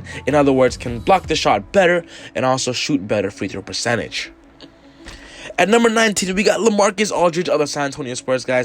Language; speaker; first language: English; native; English